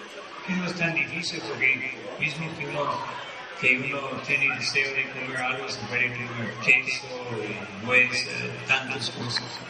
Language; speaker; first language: Spanish; non-native, fluent; Portuguese